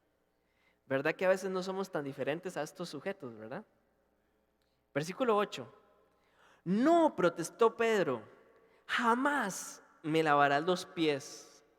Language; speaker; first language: Spanish; native; Spanish